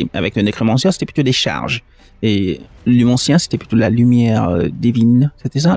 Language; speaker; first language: French; native; French